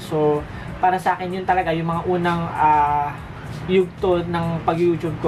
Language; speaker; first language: Filipino; native; Filipino